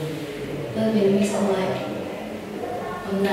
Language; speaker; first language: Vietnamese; non-native, learner; Korean